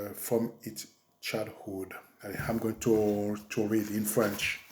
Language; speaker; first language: English; non-native, fluent; French